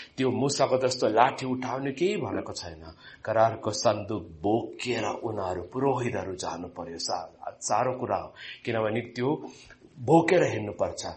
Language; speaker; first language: Nepali; non-native, fluent; Malayalam